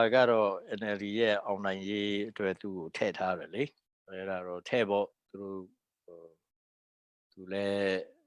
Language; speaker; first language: Burmese; non-native, local second language; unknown